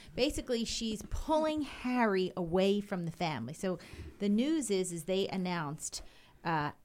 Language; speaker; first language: English; native; English